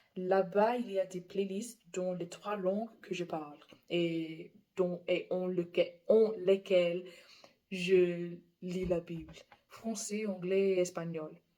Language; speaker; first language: French; non-native, fluent; English